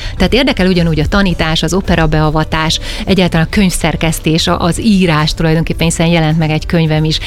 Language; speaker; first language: Hungarian; native; Hungarian